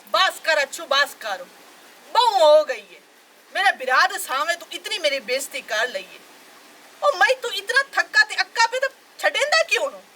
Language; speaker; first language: Urdu; non-native, local second language; Punjabi